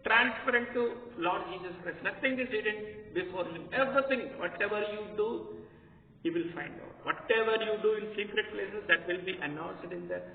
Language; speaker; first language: English; non-native, local second language; Telugu